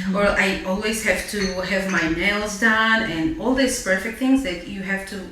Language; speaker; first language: English; non-native, fluent; Romanian